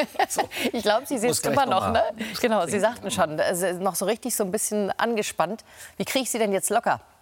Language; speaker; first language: German; native; German